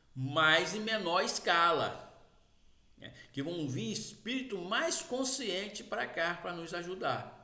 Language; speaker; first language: Portuguese; native; Portuguese